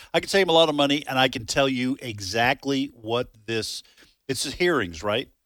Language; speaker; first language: English; native; English